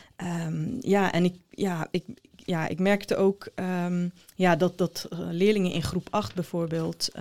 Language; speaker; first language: Dutch; early bilingual, other home language; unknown